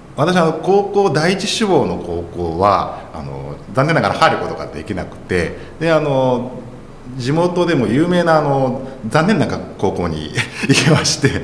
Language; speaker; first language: Japanese; native; Japanese